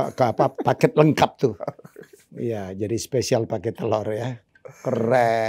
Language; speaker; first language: Indonesian; native; Indonesian